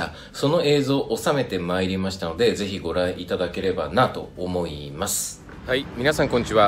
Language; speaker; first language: Japanese; native; Japanese